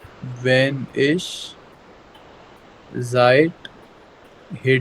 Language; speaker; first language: German; non-native, fluent; Hindi